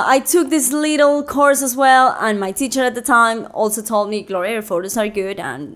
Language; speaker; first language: English; non-native, fluent; Spanish